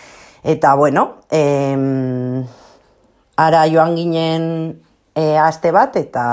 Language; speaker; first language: Basque; non-native, local second language; Spanish